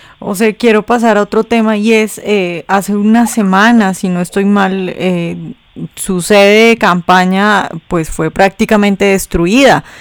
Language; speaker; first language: Spanish; native; Spanish